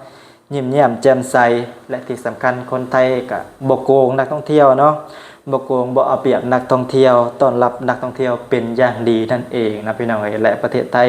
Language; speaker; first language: Thai; non-native, local second language; Northeastern Thai